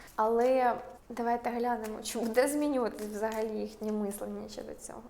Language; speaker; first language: Ukrainian; non-native, local second language; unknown